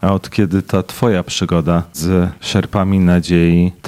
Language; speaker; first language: Polish; native; Polish